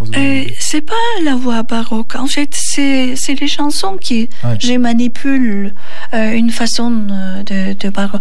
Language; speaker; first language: French; non-native, learner; Turkish